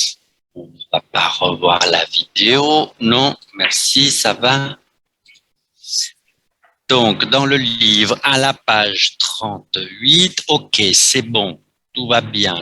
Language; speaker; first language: French; non-native, fluent; Vietnamese